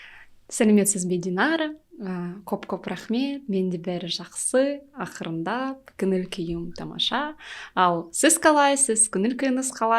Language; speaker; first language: Kazakh; non-native, learner; Russian